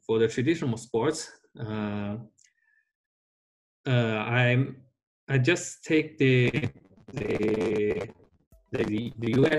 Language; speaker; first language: English; non-native, learner; Chinese